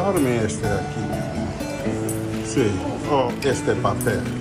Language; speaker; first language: Spanish; non-native, learner; English